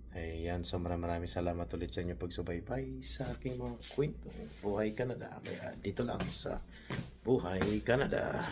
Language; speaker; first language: Filipino; native; Filipino